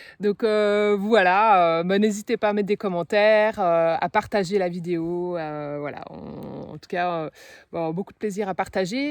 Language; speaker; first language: French; native; French